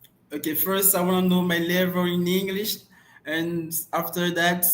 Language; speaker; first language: English; non-native, learner; French